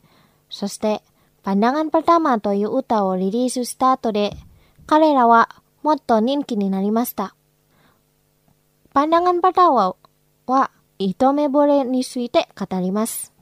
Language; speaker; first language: Japanese; non-native, fluent; Indonesian